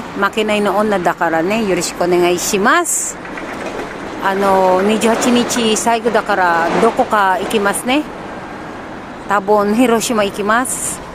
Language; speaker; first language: Japanese; non-native, learner; Filipino